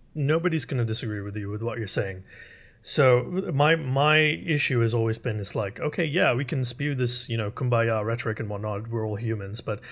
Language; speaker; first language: English; early bilingual, other home language; Urdu